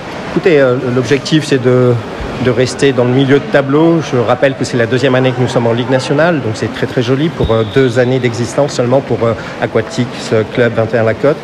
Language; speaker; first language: French; native; French